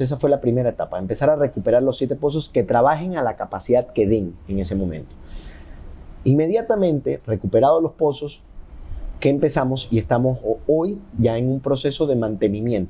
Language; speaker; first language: Spanish; native; Spanish